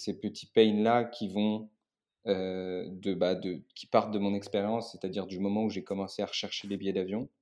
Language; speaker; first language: French; native; French